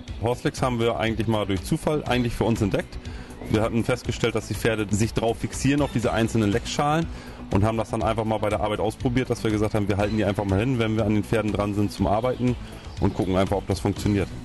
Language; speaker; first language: German; native; German